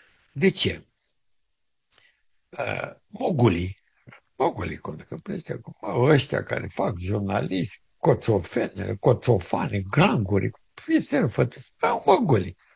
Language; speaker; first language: Romanian; native; Romanian